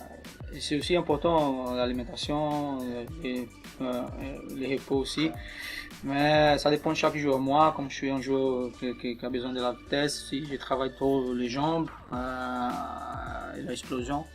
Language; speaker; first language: French; non-native, fluent; Portuguese